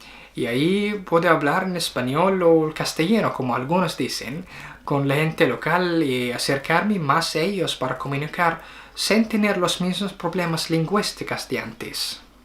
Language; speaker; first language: Spanish; non-native, learner; Arabic